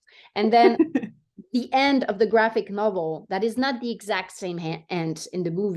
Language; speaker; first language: English; non-native, fluent; French